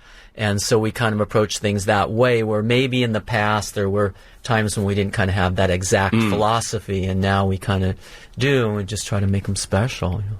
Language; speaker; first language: English; native; English